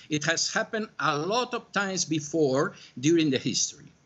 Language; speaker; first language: English; non-native, fluent; Spanish